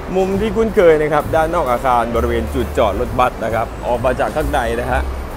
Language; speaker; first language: Thai; native; Thai